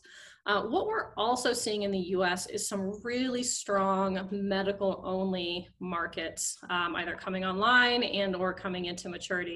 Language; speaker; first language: English; native; English